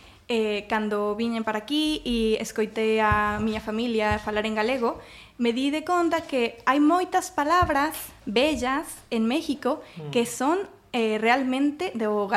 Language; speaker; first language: Galician; non-native, fluent; Spanish